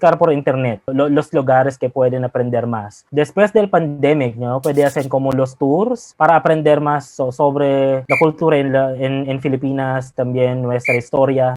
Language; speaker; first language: Spanish; non-native, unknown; Filipino